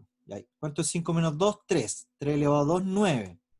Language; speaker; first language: Spanish; native; Spanish